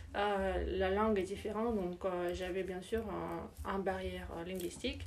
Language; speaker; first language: French; non-native, fluent; Russian